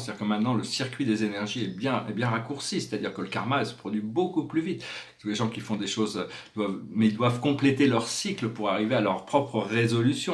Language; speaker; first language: French; native; French